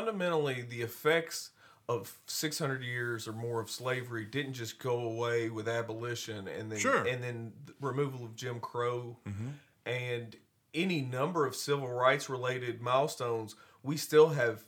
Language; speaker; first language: English; native; English